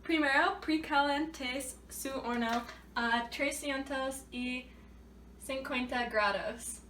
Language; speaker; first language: Spanish; non-native, learner; English